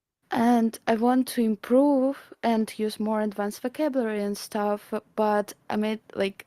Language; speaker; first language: English; non-native, fluent; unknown